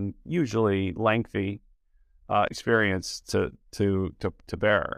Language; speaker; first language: English; native; English